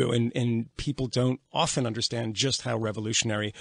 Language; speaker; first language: English; native; English